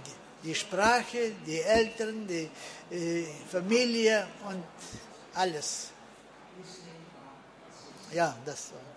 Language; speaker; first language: German; early bilingual, heritage; German